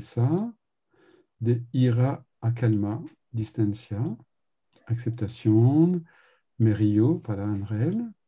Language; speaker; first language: Spanish; non-native, learner; French